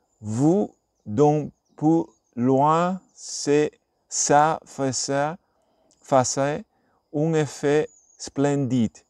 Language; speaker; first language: French; non-native, learner; Spanish